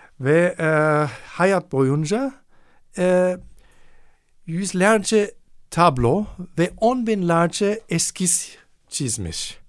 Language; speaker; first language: Turkish; non-native, fluent; German